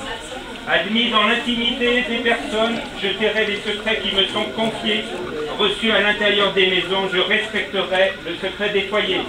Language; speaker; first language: French; native; French